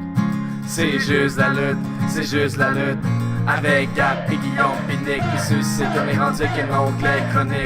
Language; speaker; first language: French; native; French